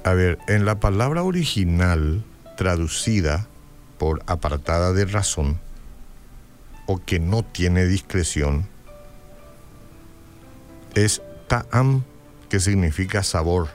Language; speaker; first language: Spanish; native; Spanish